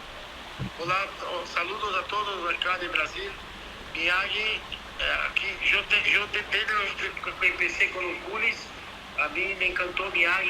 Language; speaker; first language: Spanish; non-native, learner; Portuguese